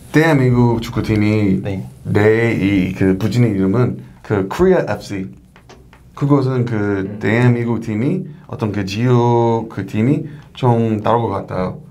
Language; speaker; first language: Korean; non-native, learner; English